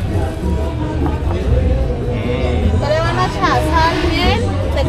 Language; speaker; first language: Spanish; native; Spanish